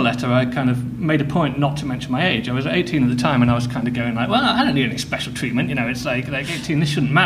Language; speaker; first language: English; native; English